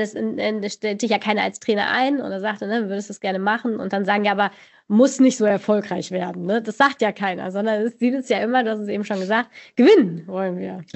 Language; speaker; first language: German; native; German